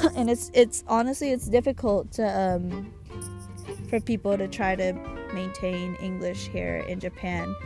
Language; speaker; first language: English; early bilingual, other home language; Japanese